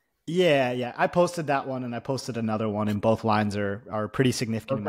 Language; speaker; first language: English; native; English